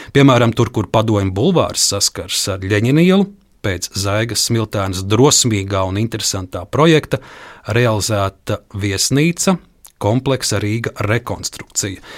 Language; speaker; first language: Latvian; native; Latvian